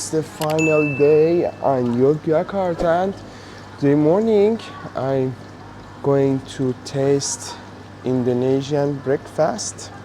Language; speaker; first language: English; non-native, fluent; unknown